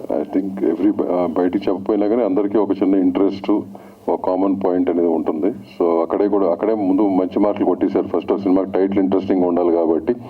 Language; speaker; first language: Telugu; native; Telugu